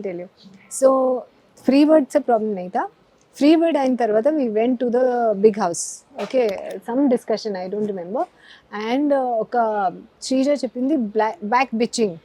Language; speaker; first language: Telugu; non-native, learner; Hindi